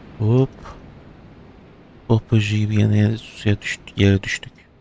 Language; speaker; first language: Turkish; native; Turkish